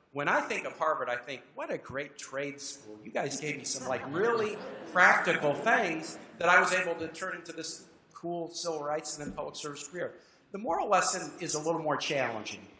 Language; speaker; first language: English; native; English